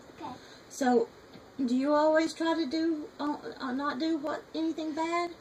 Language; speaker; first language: English; native; English